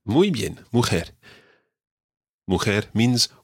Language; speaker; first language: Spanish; non-native, fluent; English